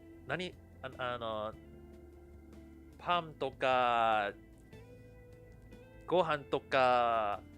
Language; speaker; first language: Japanese; non-native, fluent; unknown